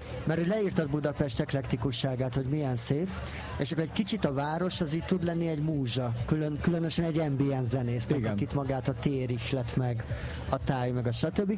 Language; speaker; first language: Hungarian; native; Hungarian